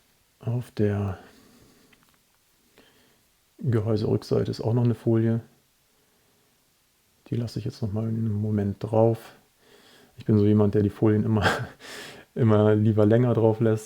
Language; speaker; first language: German; native; German